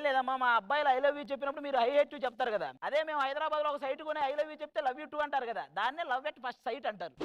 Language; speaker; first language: Telugu; native; Telugu